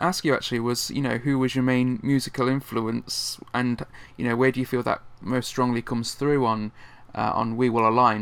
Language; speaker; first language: English; native; English